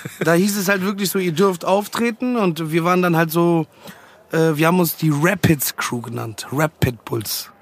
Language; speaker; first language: German; early bilingual, other home language; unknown